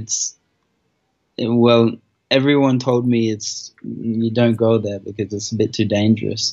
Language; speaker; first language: English; native; English